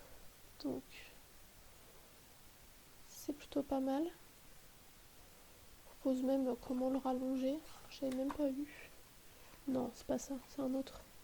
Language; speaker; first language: French; native; French